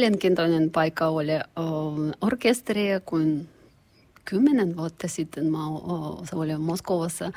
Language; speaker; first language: Finnish; non-native, learner; Russian